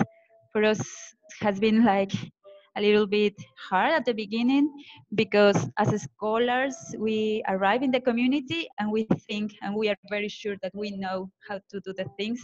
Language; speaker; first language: English; non-native, fluent; Spanish